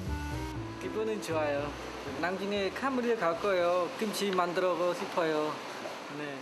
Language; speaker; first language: Korean; non-native, learner; Khmer